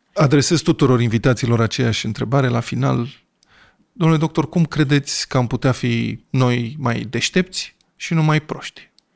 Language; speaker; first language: Romanian; native; Romanian